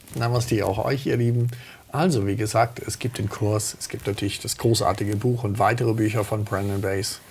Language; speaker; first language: German; native; German